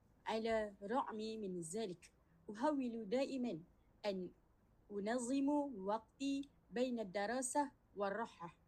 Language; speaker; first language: Arabic; non-native, learner; Malay